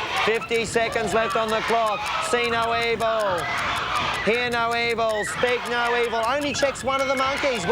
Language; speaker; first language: English; native; English